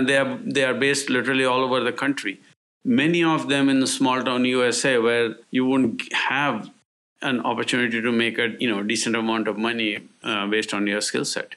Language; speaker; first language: English; non-native, local second language; Hindi